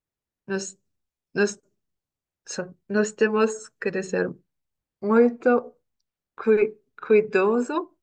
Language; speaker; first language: Portuguese; non-native, learner; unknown